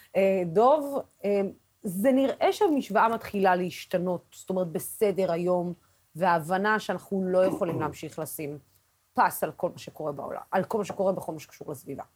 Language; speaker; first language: Hebrew; non-native, local second language; Arabic